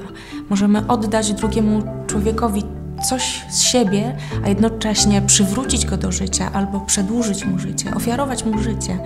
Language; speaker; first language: Polish; native; Polish